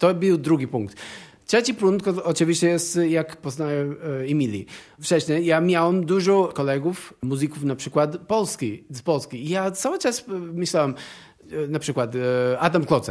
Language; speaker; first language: Polish; non-native, learner; Portuguese